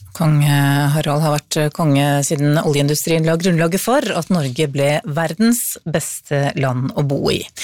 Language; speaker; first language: Norwegian; native; Norwegian